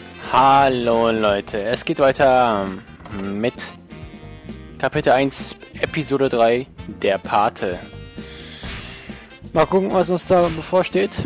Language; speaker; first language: German; native; German